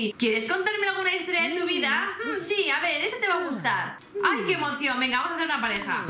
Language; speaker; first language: Spanish; native; Spanish